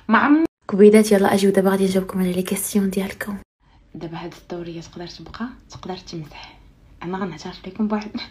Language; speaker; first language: Arabic; native; Arabic